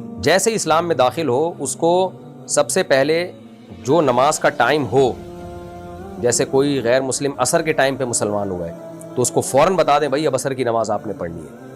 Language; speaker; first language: Urdu; native; Urdu